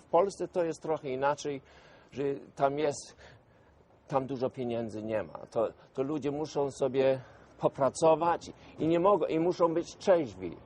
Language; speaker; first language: Polish; non-native, fluent; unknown